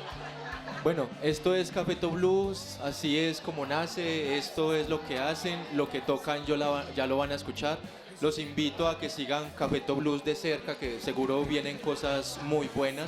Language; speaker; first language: Spanish; native; Spanish